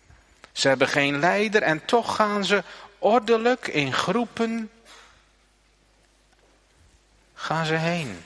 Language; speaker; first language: Dutch; native; Dutch